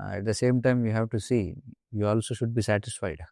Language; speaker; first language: English; non-native, local second language; Telugu